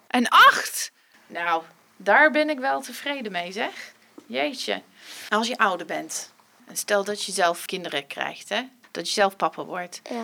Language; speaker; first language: Dutch; non-native, fluent; English